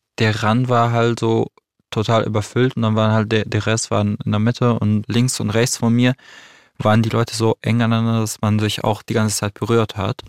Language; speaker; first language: German; non-native, fluent; Arabic